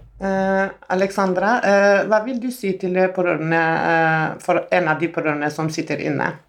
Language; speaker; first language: Norwegian; non-native, fluent; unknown